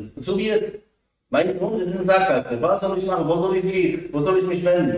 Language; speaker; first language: German; non-native, fluent; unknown